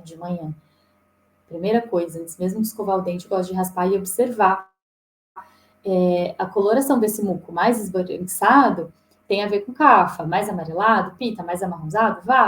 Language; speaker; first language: Portuguese; native; Portuguese